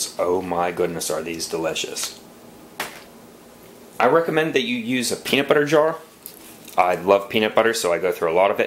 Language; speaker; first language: English; native; English